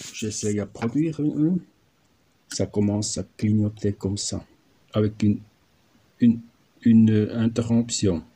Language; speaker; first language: French; non-native, learner; German